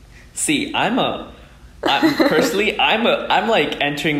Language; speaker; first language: English; native; English